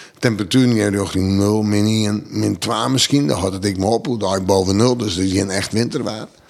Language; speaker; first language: Dutch; non-native, local second language; Western Frisian